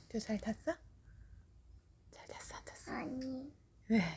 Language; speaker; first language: Korean; native; Korean